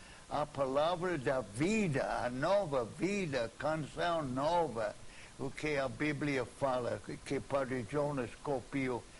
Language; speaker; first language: Portuguese; non-native, fluent; English